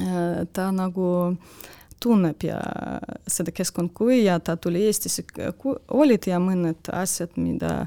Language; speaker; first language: Estonian; non-native, local second language; Russian